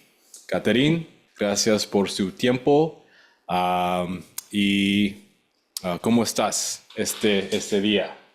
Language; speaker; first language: Spanish; non-native, learner; English